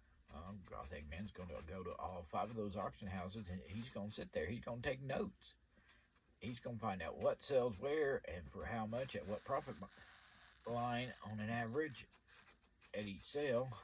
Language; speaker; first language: English; native; English